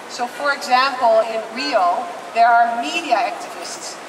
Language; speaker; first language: English; non-native, fluent; Dutch